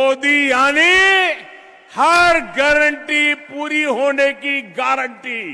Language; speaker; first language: Hindi; non-native, local second language; Gujarati